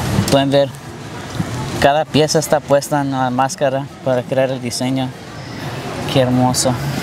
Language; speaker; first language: Spanish; early bilingual, heritage; Spanish